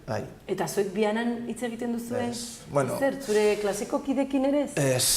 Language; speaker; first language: Basque; non-native, local second language; Spanish